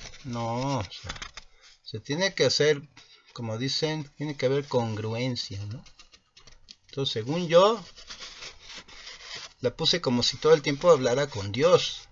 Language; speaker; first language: Spanish; native; Spanish